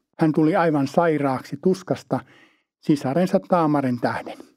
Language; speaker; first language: Finnish; native; Finnish